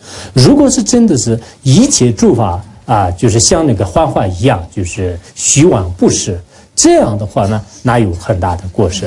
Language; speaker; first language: Chinese; non-native, local second language; Tibetan